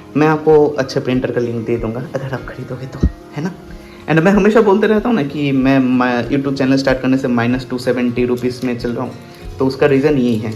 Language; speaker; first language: Hindi; non-native, local second language; Bangla